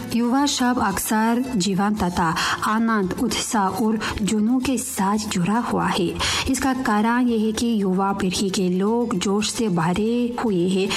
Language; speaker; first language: Hindi; non-native, fluent; Tajik